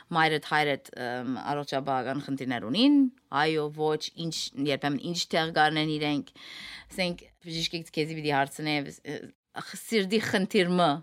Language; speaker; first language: Armenian; early bilingual, heritage; Armenian